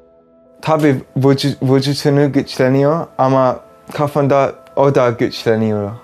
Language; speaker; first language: Turkish; early bilingual, heritage; English